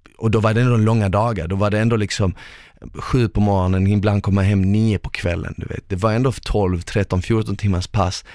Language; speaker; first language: Swedish; early bilingual, other home language; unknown